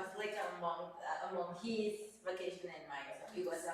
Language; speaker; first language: English; non-native, fluent; Spanish